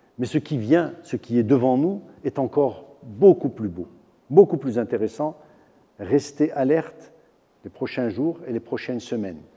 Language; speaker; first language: French; non-native, local second language; Arabic